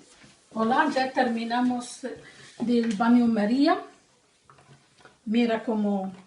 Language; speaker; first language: Spanish; non-native, learner; Arabic